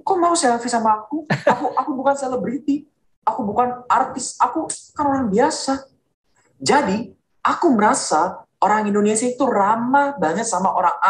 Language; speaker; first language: Indonesian; non-native, fluent; Korean